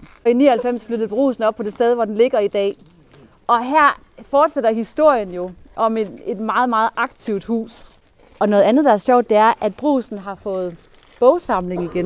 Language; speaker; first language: Danish; native; Danish